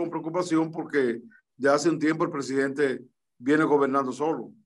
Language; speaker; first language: Spanish; native; Spanish